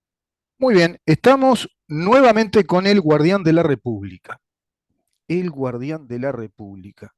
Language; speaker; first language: Spanish; native; Spanish